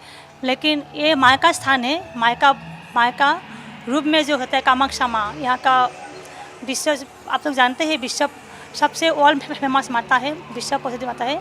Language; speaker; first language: Hindi; non-native, local second language; Assamese